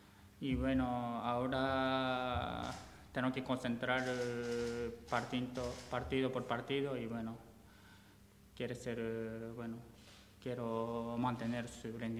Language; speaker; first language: Spanish; non-native, learner; Japanese